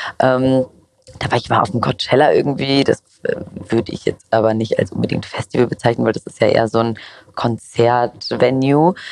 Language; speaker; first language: German; early bilingual, other home language; Greek